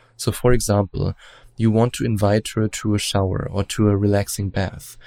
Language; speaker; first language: English; non-native, fluent; German